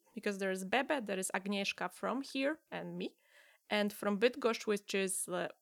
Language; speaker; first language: English; non-native, fluent; Polish